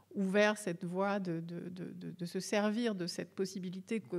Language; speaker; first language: French; native; French